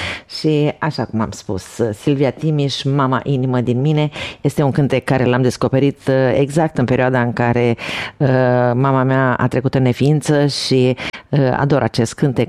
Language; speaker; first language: Romanian; native; Romanian